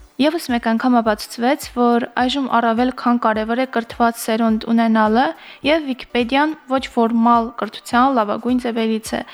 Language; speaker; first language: Armenian; native; Armenian